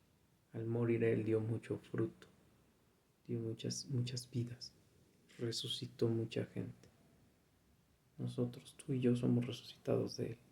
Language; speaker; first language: Spanish; native; Spanish